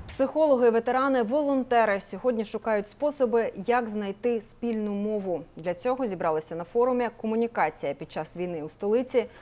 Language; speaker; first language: Ukrainian; native; Ukrainian